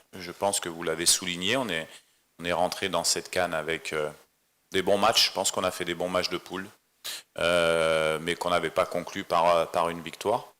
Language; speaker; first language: French; native; French